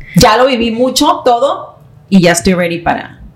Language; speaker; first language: Spanish; native; Spanish